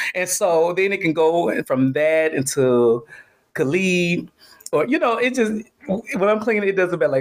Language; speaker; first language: English; native; English